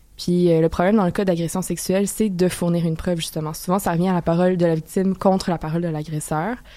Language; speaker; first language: French; native; French